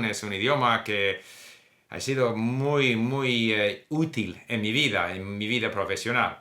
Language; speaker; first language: Spanish; non-native, fluent; English